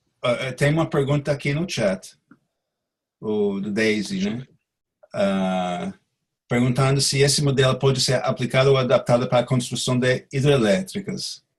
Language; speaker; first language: Portuguese; non-native, fluent; English